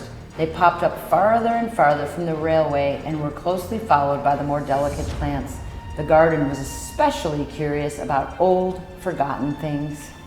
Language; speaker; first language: English; native; English